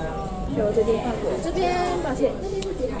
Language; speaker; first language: Chinese; native; Chinese